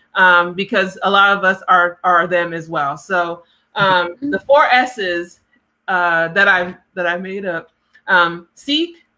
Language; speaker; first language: English; native; English